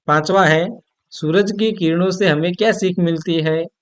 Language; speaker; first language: Hindi; non-native, local second language; Gujarati